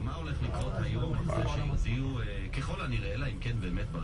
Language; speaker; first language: Hebrew; native; Hebrew